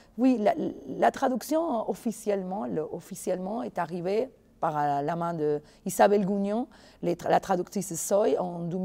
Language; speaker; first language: French; non-native, fluent; Spanish